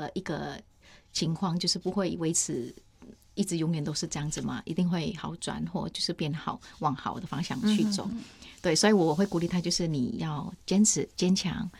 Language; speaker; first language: Chinese; non-native, fluent; Vietnamese